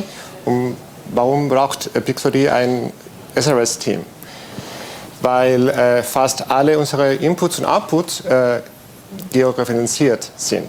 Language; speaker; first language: German; non-native, fluent; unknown